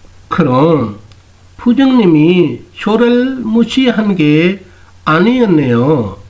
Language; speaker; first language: Korean; non-native, fluent; Urdu